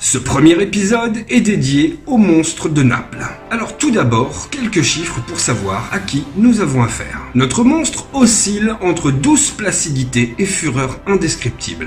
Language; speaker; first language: French; native; French